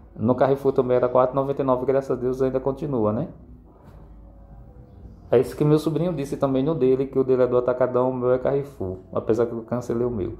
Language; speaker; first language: Portuguese; native; Portuguese